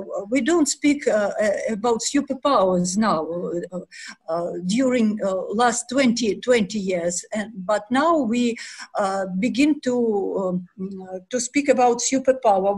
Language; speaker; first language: English; non-native, fluent; Russian